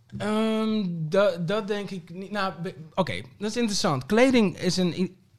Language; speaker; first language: Dutch; early bilingual, other home language; Papiamento